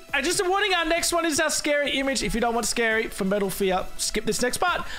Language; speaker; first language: English; native; English